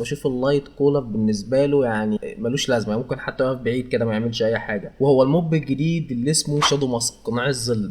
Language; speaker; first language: Arabic; native; Arabic